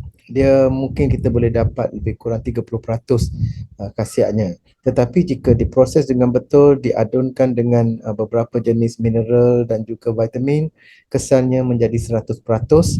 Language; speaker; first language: Malay; native; Malay